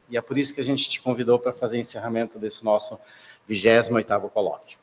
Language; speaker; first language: Portuguese; native; Portuguese